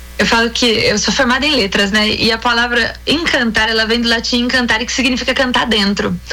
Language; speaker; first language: Portuguese; native; Portuguese